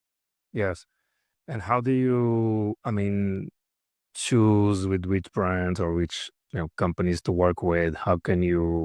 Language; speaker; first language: English; non-native, fluent; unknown